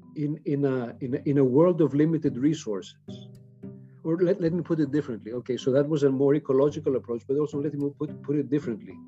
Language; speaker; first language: English; non-native, fluent; Greek